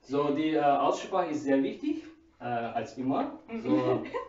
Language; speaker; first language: German; non-native, learner; Turkish